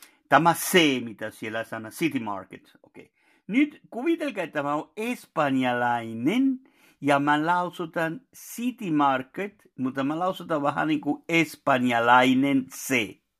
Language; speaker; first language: Finnish; non-native, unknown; Spanish